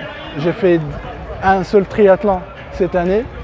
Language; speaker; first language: French; non-native, local second language; Arabic